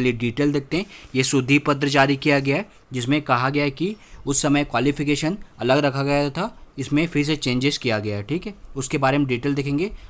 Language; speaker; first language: Hindi; native; Hindi